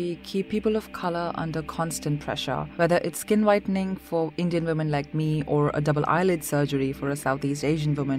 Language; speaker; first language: English; non-native, local second language; Hindi